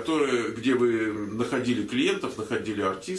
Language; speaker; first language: Russian; native; Russian